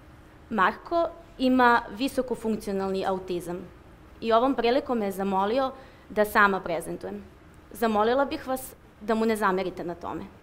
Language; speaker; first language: Serbian; native; Serbian